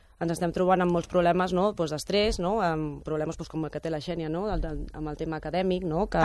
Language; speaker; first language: Catalan; non-native, local second language; Spanish